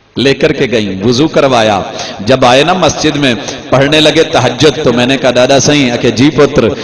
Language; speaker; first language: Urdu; non-native, local second language; Punjabi